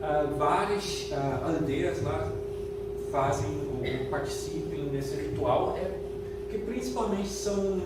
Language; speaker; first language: Portuguese; non-native, fluent; German